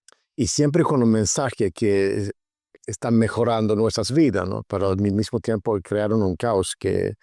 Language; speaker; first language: Spanish; non-native, fluent; Swedish